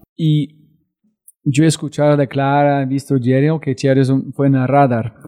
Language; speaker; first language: Spanish; non-native, learner; English